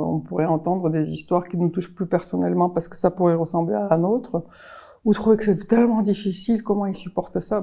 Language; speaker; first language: French; early bilingual, other home language; Armenian